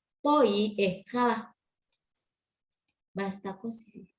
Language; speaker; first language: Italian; non-native, learner; Indonesian